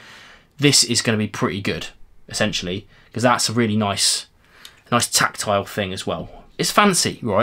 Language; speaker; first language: English; native; English